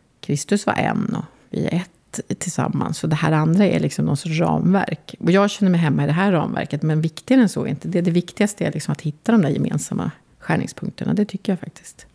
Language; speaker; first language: Swedish; native; Swedish